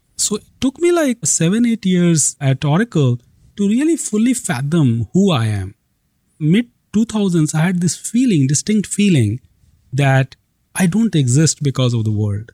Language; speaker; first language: English; non-native, local second language; Hindi